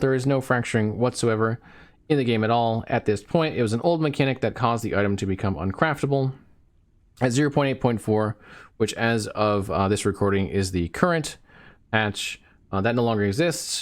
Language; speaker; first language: English; native; English